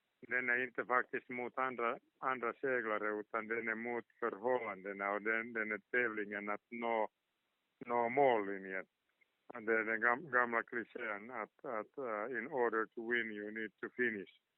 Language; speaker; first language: Swedish; non-native, local second language; Finnish